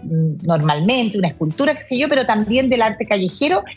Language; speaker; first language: Spanish; native; Spanish